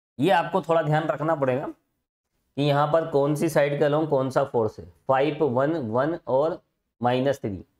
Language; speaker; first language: Hindi; native; Hindi